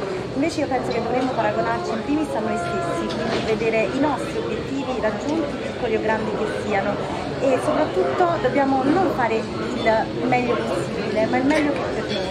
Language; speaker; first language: Italian; native; Italian